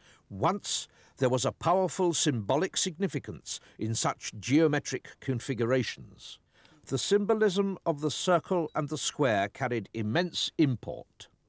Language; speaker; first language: English; native; English